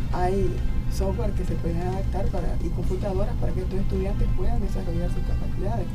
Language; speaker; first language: Spanish; native; Spanish